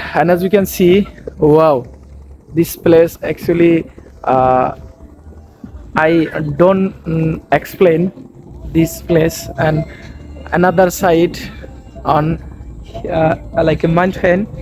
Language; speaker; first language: English; non-native, learner; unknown